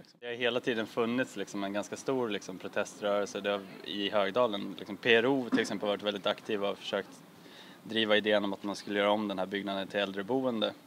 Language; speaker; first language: Swedish; native; Swedish